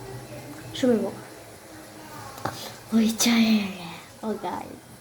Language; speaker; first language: Albanian; early bilingual, heritage; Albanian